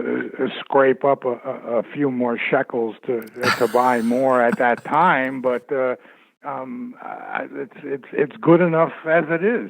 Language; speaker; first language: English; native; English